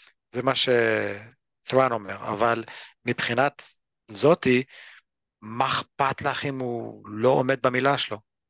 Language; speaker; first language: Hebrew; early bilingual, other home language; English